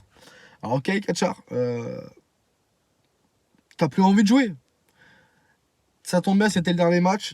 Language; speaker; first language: French; native; French